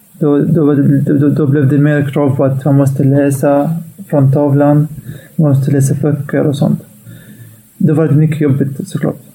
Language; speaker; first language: Swedish; non-native, fluent; Arabic